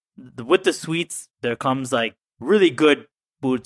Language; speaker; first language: English; early bilingual, other home language; Tamil